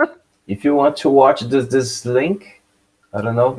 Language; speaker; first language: English; non-native, learner; Portuguese